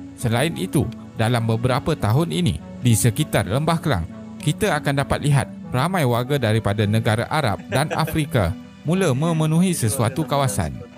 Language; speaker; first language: Malay; native; Malay